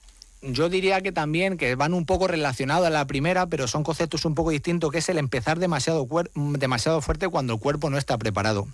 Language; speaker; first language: Spanish; native; Spanish